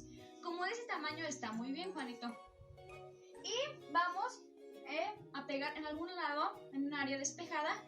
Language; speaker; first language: Spanish; native; Spanish